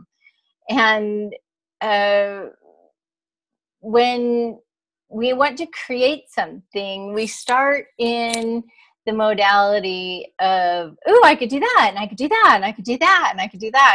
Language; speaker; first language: English; native; English